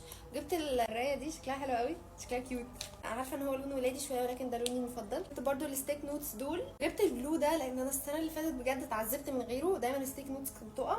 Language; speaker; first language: Arabic; native; Arabic